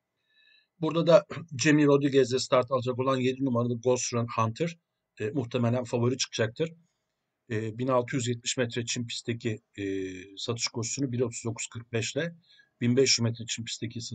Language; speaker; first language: Turkish; native; Turkish